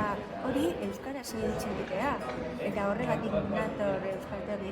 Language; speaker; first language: Basque; non-native, fluent; Spanish